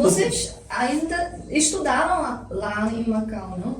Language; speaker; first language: Portuguese; non-native, fluent; Chinese